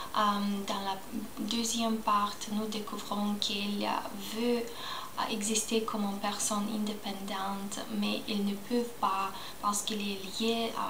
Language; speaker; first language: French; non-native, learner; Spanish